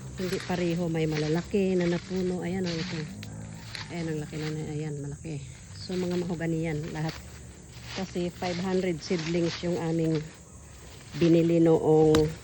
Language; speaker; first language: Filipino; non-native, local second language; Masbatenyo